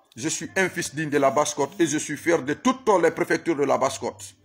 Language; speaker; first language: French; non-native, local second language; Susu